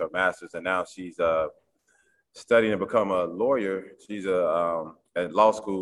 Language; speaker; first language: English; native; English